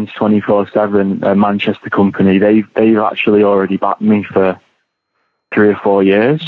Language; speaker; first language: English; native; English